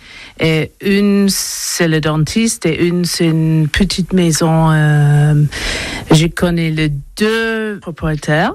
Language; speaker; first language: French; non-native, learner; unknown